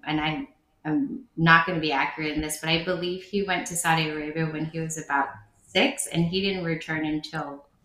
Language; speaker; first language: English; early bilingual, other home language; Vietnamese